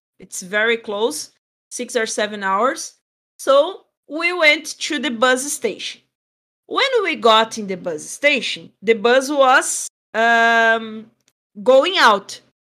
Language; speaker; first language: English; non-native, fluent; Portuguese